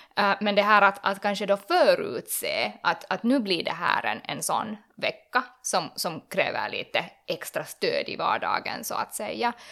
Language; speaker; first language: Swedish; native; Swedish